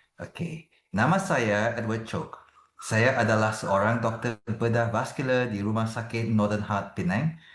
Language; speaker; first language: Malay; non-native, local second language; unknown